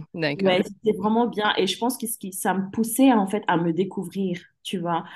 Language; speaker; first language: French; early bilingual, other home language; English